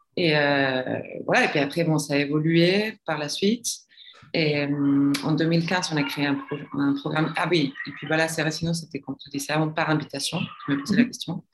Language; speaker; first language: French; non-native, fluent; Spanish